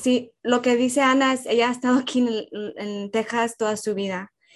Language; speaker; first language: Spanish; early bilingual, heritage; Spanish